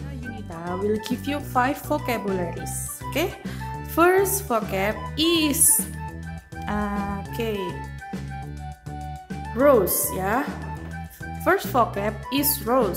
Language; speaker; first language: English; non-native, learner; Indonesian